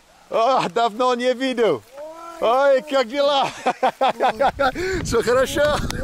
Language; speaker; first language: Russian; non-native, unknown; English